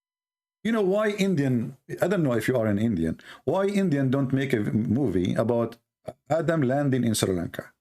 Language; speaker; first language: English; non-native, fluent; Arabic